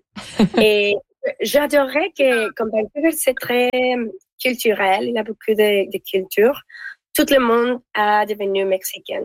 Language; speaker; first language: French; non-native, learner; Spanish